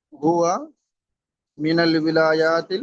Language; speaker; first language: Arabic; non-native, fluent; Urdu